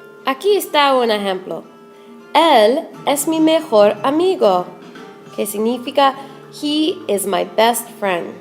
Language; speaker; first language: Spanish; non-native, fluent; English